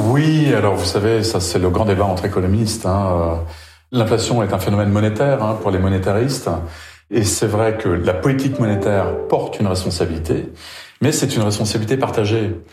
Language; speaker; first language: French; native; French